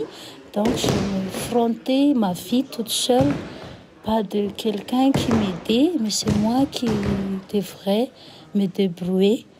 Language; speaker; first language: French; non-native, local second language; Malagasy